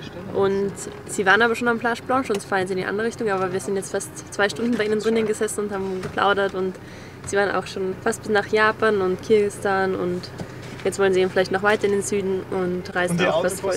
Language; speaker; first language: German; native; German